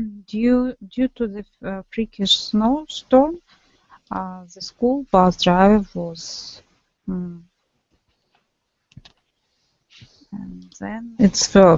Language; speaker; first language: English; non-native, learner; Russian